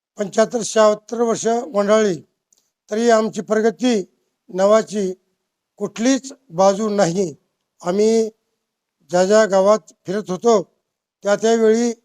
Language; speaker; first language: Marathi; native; Marathi